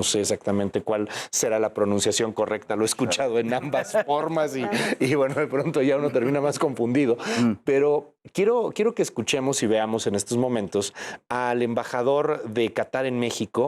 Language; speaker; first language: Spanish; native; Spanish